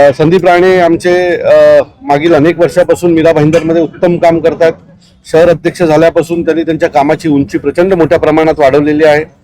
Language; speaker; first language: Marathi; native; Marathi